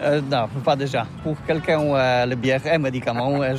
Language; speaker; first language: French; non-native, learner; Polish